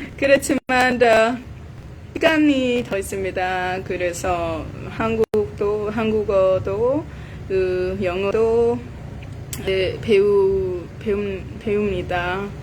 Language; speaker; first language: Korean; non-native, learner; Vietnamese